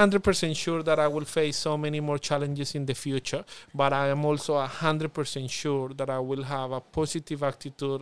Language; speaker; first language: English; non-native, fluent; Spanish